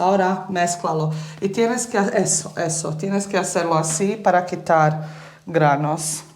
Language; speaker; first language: Spanish; early bilingual, heritage; Bosnian